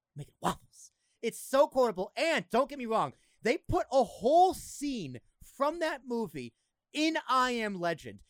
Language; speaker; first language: English; native; English